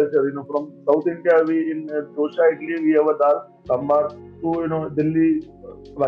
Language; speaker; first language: English; non-native, local second language; Gujarati